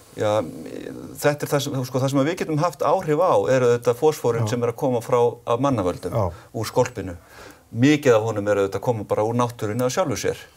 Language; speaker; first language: Icelandic; native; Icelandic